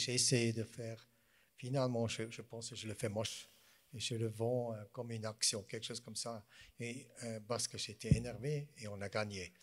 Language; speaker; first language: French; non-native, fluent; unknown